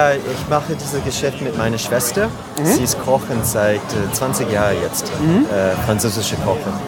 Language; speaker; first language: German; non-native, fluent; French